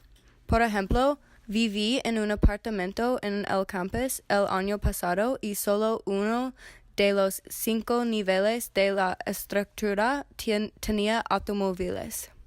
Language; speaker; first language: Spanish; non-native, learner; English